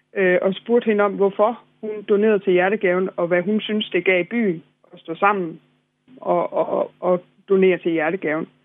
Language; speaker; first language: Danish; native; Danish